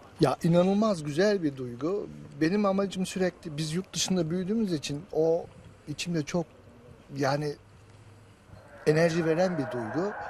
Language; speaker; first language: Turkish; early bilingual, heritage; Turkish